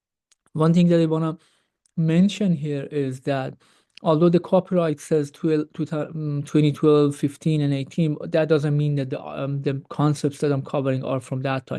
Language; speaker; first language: English; non-native, fluent; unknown